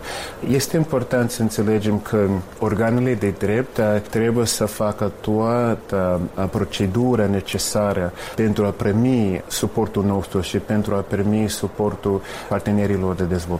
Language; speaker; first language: Romanian; non-native, fluent; English